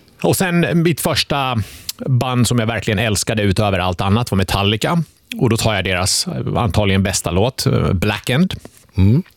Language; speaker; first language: Swedish; early bilingual, other home language; Finnish